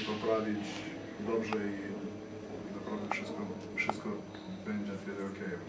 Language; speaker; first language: Polish; non-native, fluent; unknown